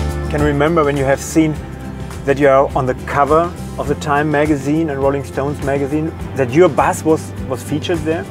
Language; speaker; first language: English; non-native, fluent; German